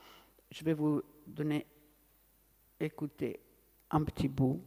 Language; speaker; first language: French; non-native, fluent; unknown